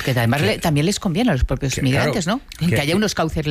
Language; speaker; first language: Spanish; native; Spanish